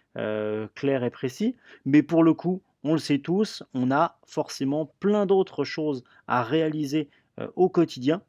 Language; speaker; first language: French; native; French